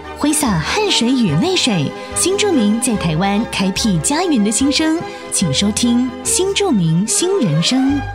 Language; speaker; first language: Chinese; native; Chinese